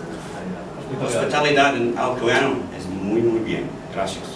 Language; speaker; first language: Spanish; non-native, learner; English